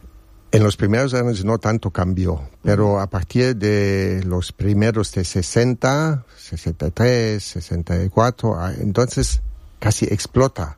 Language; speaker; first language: Spanish; non-native, fluent; German